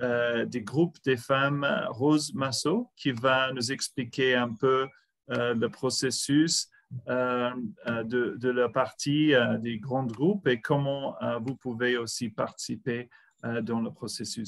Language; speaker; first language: French; non-native, fluent; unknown